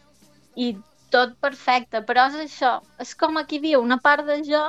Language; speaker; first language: Catalan; native; Catalan